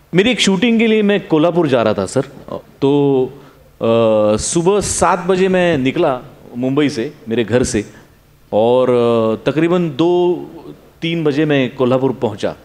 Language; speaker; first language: Hindi; non-native, local second language; Marathi